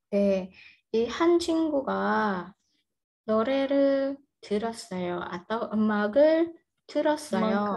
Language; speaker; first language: Korean; non-native, fluent; Indonesian